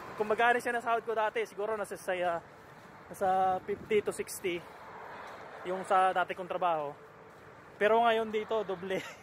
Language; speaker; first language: Filipino; native; Filipino